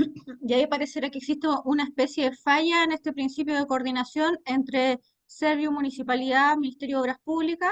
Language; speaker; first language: Spanish; native; Spanish